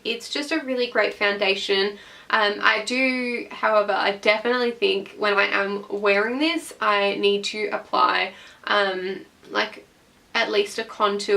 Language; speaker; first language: English; native; English